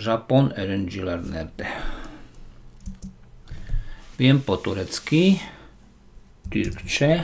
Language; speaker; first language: Turkish; non-native, learner; Slovak